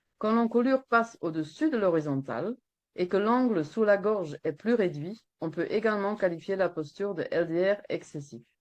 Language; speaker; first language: French; non-native, local second language; Dutch